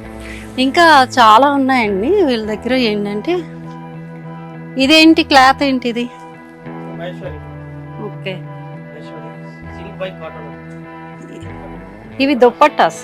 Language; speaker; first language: Telugu; native; Telugu